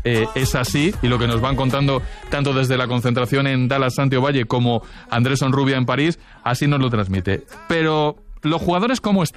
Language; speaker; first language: Spanish; native; Spanish